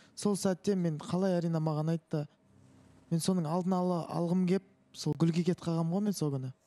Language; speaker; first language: Kazakh; non-native, local second language; Russian